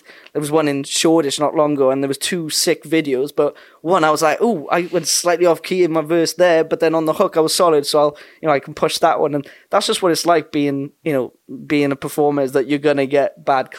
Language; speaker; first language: English; native; English